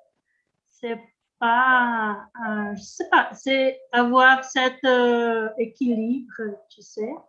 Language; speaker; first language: French; non-native, learner; Portuguese